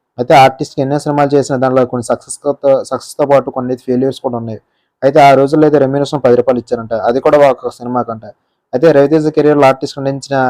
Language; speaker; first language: Telugu; native; Telugu